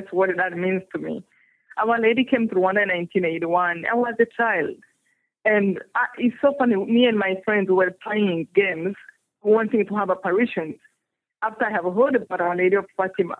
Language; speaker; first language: English; non-native, local second language; Kinyarwanda